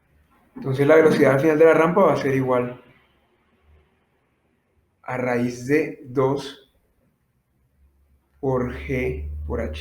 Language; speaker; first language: Spanish; native; Spanish